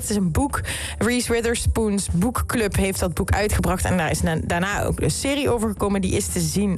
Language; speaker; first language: Dutch; native; Dutch